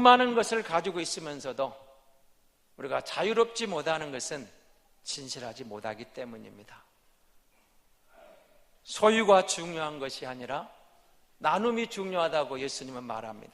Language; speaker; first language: Korean; native; Korean